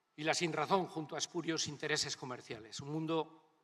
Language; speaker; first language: Spanish; native; Spanish